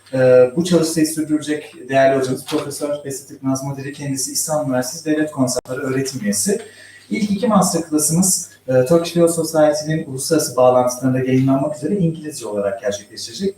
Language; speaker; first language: Turkish; native; Turkish